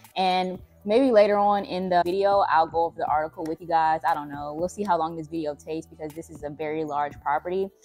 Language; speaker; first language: English; native; English